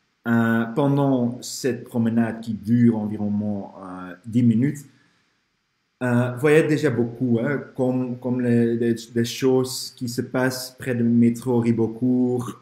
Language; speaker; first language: French; non-native, fluent; Dutch